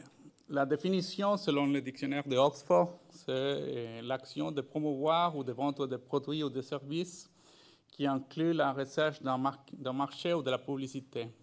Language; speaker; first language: French; non-native, fluent; Spanish